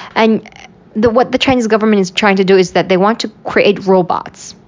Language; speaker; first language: English; non-native, fluent; Uyghur